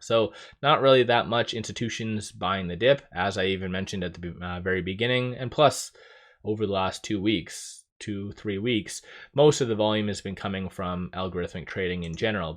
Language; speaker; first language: English; native; English